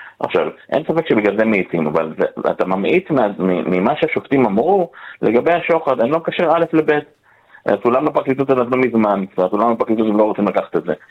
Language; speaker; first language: Hebrew; native; Hebrew